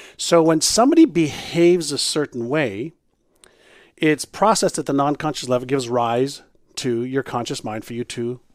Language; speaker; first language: English; non-native, fluent; Hebrew